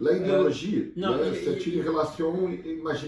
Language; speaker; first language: French; non-native, learner; Portuguese